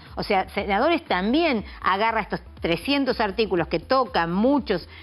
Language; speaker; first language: Spanish; native; Spanish